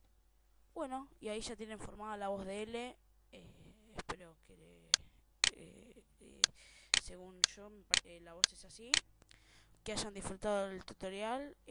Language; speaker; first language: Spanish; native; Spanish